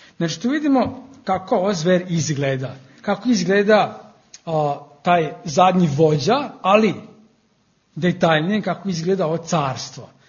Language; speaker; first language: Serbian; non-native, fluent; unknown